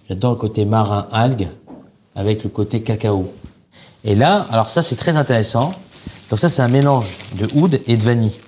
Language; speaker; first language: French; non-native, local second language; Arabic